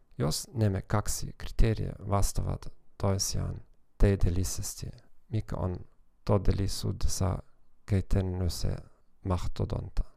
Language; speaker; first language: Finnish; non-native, learner; German